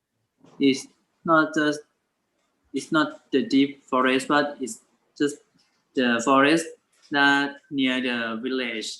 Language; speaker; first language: English; non-native, learner; Thai